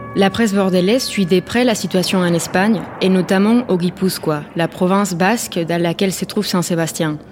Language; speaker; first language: French; non-native, fluent; Spanish